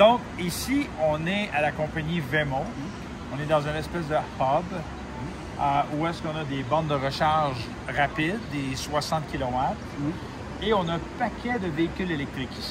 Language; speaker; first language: French; native; French